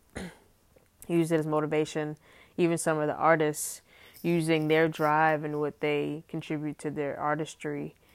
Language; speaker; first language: English; native; English